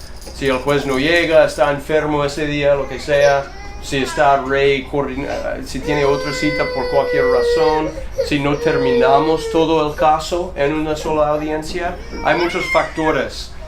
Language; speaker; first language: Spanish; non-native, fluent; English